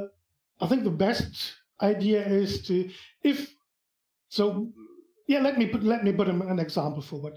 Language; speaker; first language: English; non-native, fluent; German